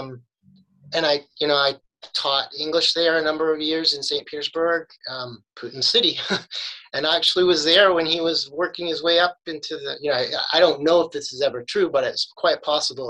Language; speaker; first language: English; native; English